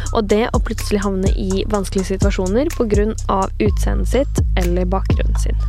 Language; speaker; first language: Norwegian; native; Norwegian